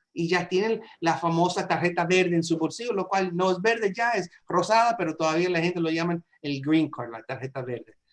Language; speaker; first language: Spanish; early bilingual, other home language; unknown